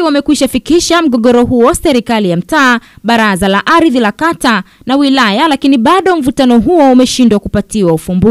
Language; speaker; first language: Swahili; native; Swahili